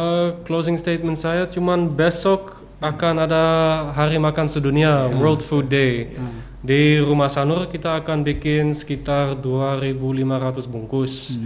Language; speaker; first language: Indonesian; early bilingual, other home language; English